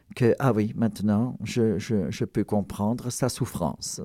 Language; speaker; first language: French; non-native, fluent; Dutch